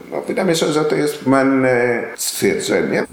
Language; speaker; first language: Polish; non-native, learner; Vietnamese